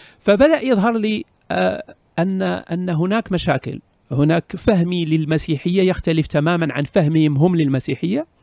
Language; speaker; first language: Arabic; native; Arabic